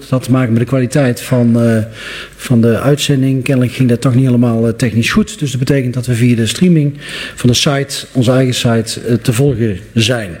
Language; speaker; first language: Dutch; native; Dutch